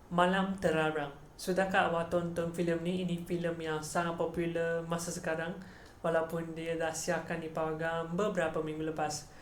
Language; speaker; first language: Malay; non-native, local second language; Chinese